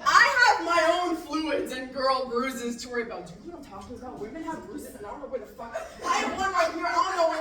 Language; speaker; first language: English; native; English